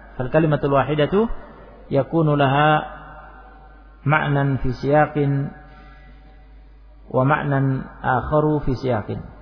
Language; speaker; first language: Arabic; non-native, fluent; Indonesian